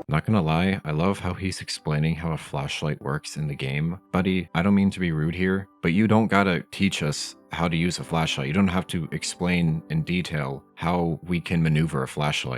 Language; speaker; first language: English; native; English